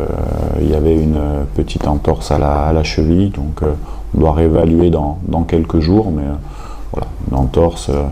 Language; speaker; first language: French; native; French